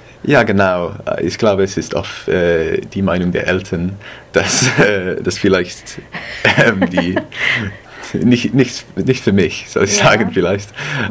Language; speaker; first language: German; non-native, fluent; English